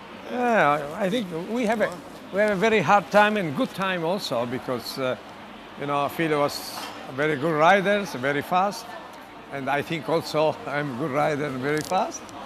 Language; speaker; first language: English; non-native, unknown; Italian